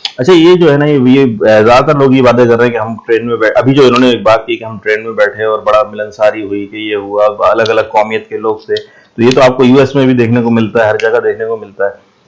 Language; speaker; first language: Urdu; non-native, fluent; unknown